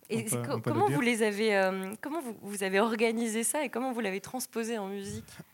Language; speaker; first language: French; native; French